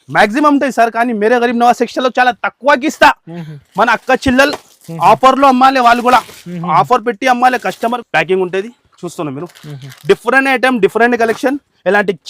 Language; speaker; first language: Telugu; non-native, local second language; Urdu